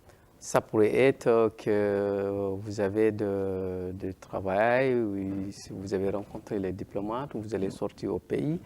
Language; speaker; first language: French; non-native, learner; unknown